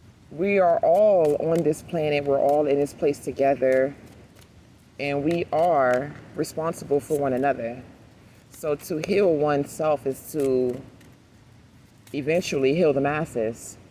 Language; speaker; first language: English; native; English